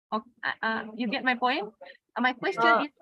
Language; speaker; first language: English; non-native, learner; Indonesian